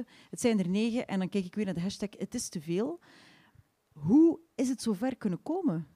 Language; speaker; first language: Dutch; native; Dutch